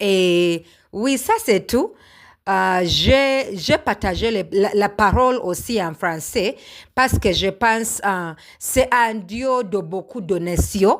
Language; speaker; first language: French; non-native, learner; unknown